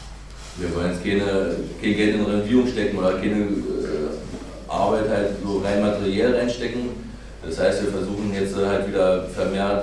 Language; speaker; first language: German; native; German